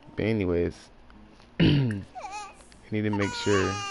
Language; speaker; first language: English; native; English